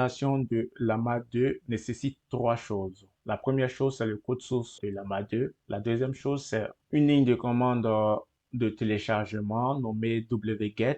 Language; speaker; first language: French; native; French